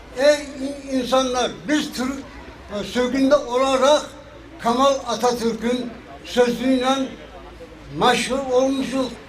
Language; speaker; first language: Turkish; early bilingual, heritage; Turkish